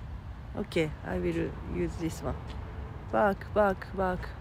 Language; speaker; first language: English; non-native, fluent; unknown